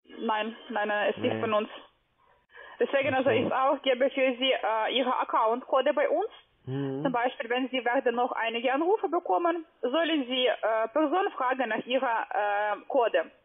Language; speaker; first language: German; non-native, learner; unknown